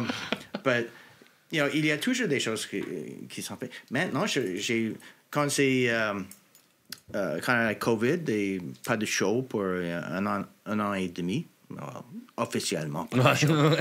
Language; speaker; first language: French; non-native, local second language; English